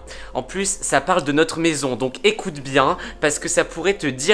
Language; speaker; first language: French; native; French